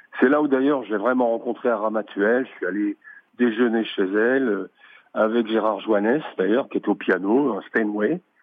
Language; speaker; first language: French; native; French